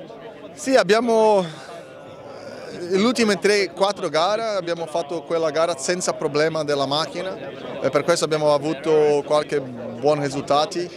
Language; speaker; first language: Italian; non-native, learner; Portuguese